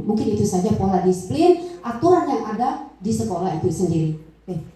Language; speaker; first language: Indonesian; native; Indonesian